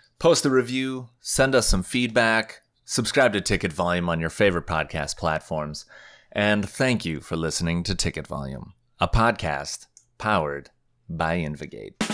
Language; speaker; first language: English; native; English